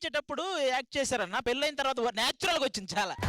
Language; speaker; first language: Telugu; native; Telugu